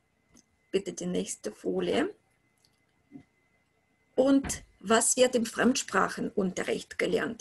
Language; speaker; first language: German; non-native, fluent; Russian